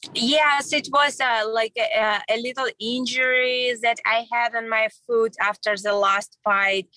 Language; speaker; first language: English; non-native, learner; Russian